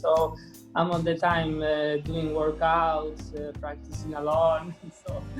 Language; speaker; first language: English; non-native, fluent; Spanish